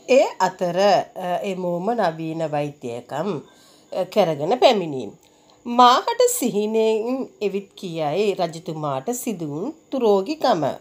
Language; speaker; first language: Sinhala; non-native, local second language; Tamil